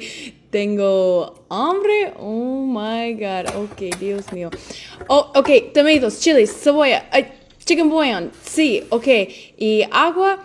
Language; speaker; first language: Spanish; non-native, learner; English